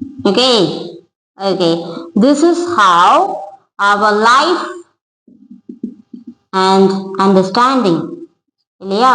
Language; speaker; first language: English; non-native, local second language; Tamil